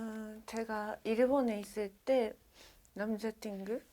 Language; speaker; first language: Korean; non-native, learner; Japanese